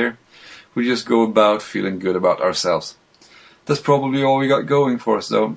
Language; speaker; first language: English; non-native, fluent; Swedish